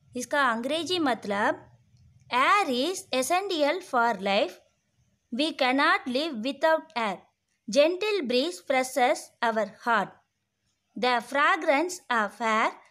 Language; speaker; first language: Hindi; non-native, local second language; Tamil